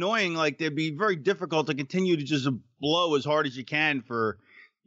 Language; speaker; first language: English; native; English